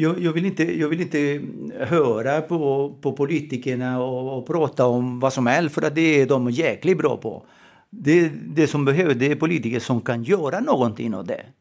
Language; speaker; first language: Swedish; non-native, fluent; Spanish